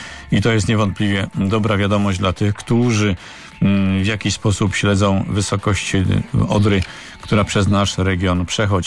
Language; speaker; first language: Polish; native; Polish